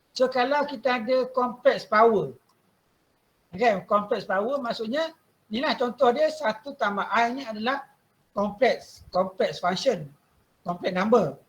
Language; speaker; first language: Malay; native; Malay